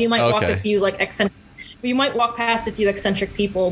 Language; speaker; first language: English; native; English